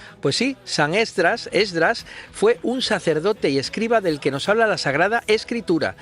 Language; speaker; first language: Spanish; native; Spanish